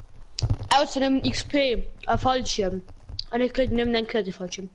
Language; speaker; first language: German; non-native, local second language; Luxembourgish